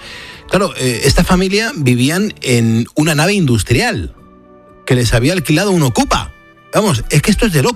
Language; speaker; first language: Spanish; native; Spanish